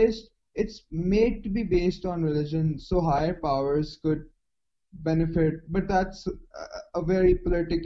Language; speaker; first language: English; non-native, local second language; Urdu